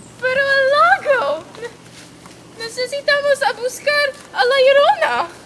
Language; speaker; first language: Spanish; non-native, learner; English